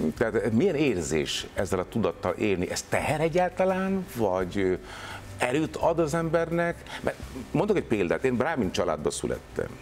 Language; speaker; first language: Hungarian; non-native, fluent; Hindi